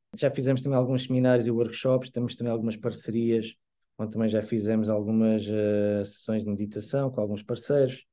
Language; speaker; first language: Portuguese; native; Portuguese